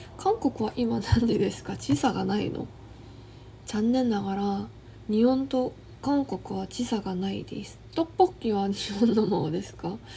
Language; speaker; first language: Japanese; non-native, fluent; Korean